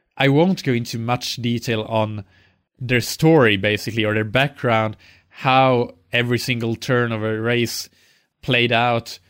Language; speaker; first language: English; non-native, fluent; Swedish